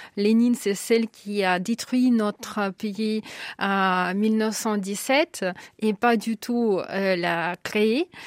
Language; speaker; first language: French; non-native, fluent; Ukrainian